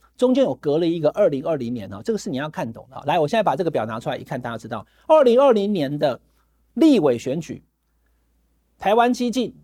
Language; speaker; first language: Chinese; native; Chinese